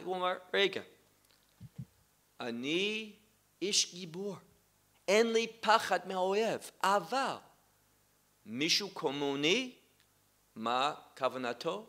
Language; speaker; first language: Hebrew; non-native, fluent; English